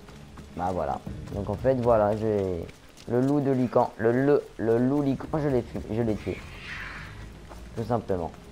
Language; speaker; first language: French; native; French